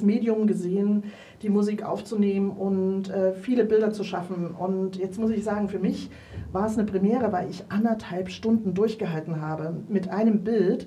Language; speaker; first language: German; native; German